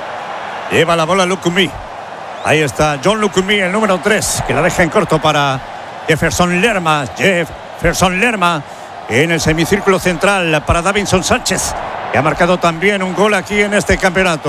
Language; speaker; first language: Spanish; native; Spanish